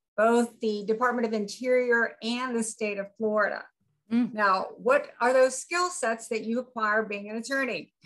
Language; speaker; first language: English; native; English